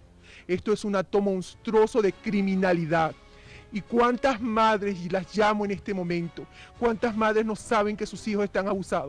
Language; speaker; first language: Spanish; native; Spanish